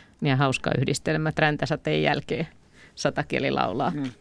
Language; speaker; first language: Finnish; native; Finnish